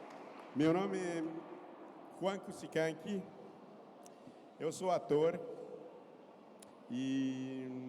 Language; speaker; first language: Portuguese; non-native, fluent; Aymara